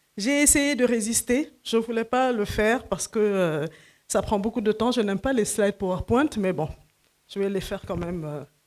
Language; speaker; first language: French; non-native, local second language; Fula